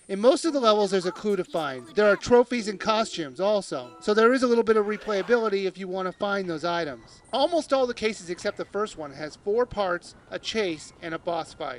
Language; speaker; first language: English; native; English